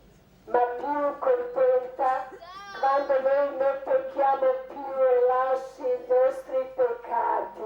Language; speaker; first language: Italian; non-native, learner; Croatian